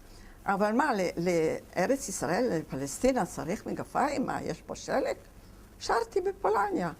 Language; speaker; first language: Hebrew; non-native, fluent; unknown